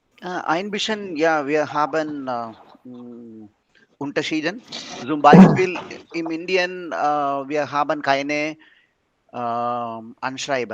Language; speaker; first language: German; non-native, learner; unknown